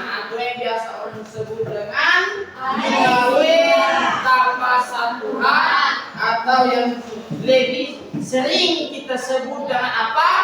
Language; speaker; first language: Indonesian; native; Indonesian